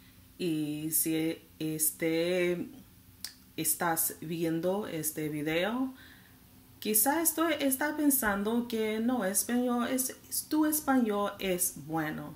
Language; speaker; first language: Spanish; non-native, learner; English